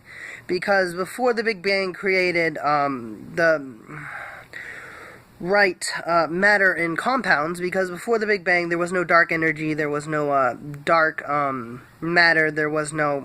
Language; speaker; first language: English; native; English